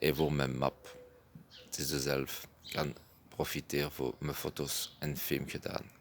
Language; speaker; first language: Dutch; non-native, learner; French